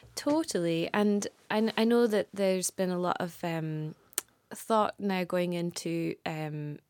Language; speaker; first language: English; native; English